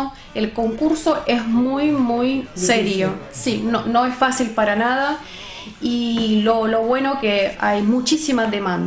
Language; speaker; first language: Spanish; non-native, fluent; Russian